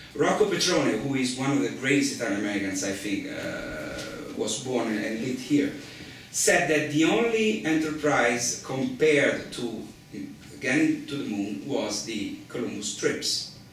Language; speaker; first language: English; non-native, fluent; Italian